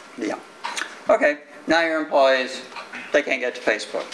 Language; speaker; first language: English; native; English